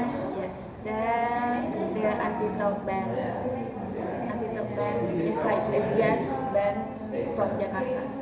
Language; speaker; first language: English; non-native, learner; Indonesian